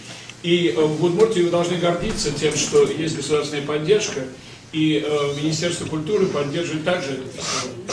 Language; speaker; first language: Russian; native; Russian